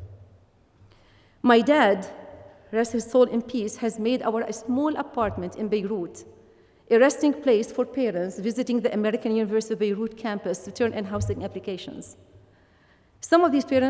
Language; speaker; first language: English; non-native, fluent; Arabic